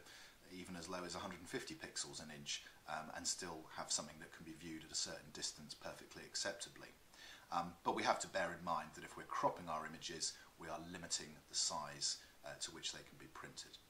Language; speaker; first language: English; native; English